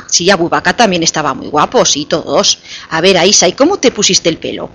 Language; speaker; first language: Spanish; native; Spanish